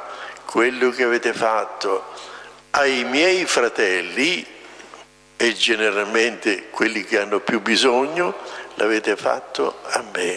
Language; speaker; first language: Italian; native; Italian